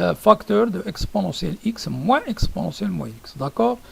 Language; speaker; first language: French; non-native, local second language; Arabic